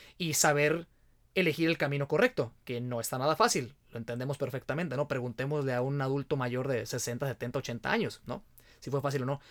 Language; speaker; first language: Spanish; native; Spanish